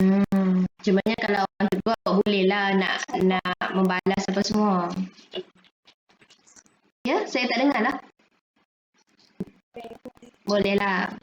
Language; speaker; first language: Malay; native; Malay